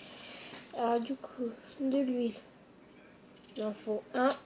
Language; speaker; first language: French; native; French